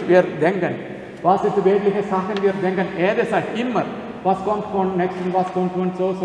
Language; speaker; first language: German; non-native, learner; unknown